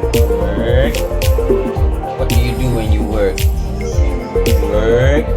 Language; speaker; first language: English; non-native, local second language; Malay